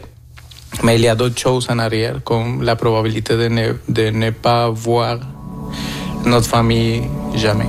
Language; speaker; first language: French; non-native, fluent; Spanish